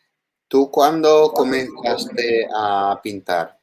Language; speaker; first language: Spanish; non-native, learner; Italian